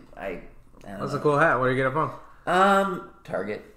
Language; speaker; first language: English; native; English